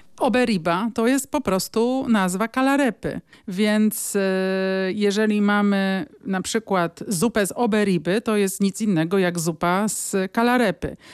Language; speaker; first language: Polish; native; Polish